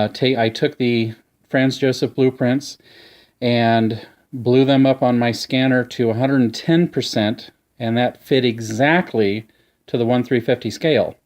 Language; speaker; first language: English; native; English